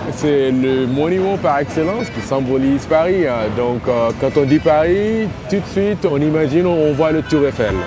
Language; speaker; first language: French; non-native, fluent; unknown